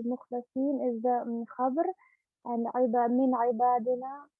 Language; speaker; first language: Arabic; non-native, learner; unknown